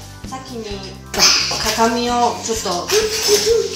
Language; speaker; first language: Japanese; non-native, fluent; Chinese